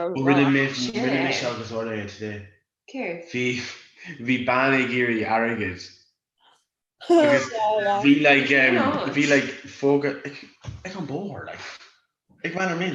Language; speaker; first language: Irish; non-native, local second language; English